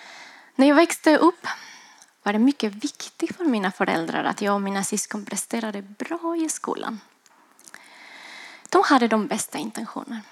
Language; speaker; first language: Swedish; non-native, fluent; Spanish